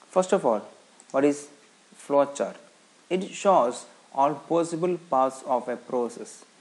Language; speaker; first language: English; non-native, local second language; Malayalam